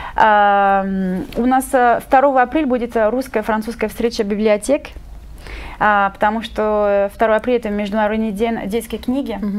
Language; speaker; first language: Russian; non-native, fluent; French